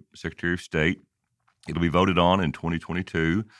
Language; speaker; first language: English; native; English